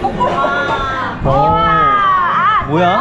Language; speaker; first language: Korean; native; Korean